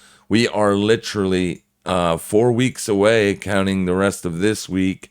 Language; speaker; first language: English; native; English